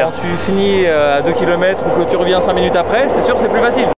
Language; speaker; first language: French; native; French